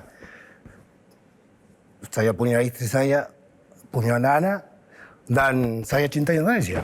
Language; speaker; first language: Indonesian; non-native, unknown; Spanish